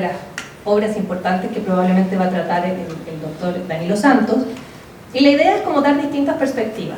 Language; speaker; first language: Spanish; native; Spanish